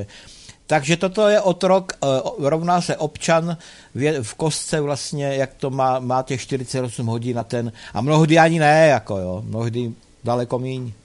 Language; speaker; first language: Czech; native; Czech